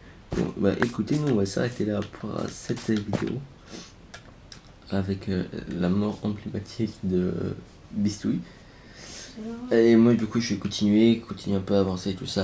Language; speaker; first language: French; native; French